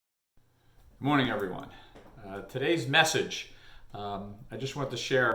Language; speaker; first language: English; native; English